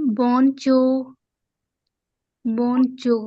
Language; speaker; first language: French; non-native, learner; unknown